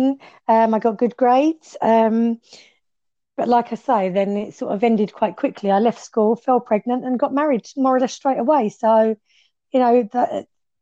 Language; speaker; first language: English; native; English